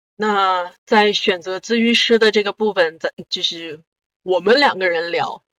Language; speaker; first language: Chinese; non-native, local second language; Korean